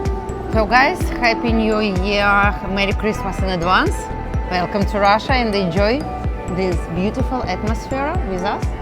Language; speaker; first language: English; non-native, learner; Russian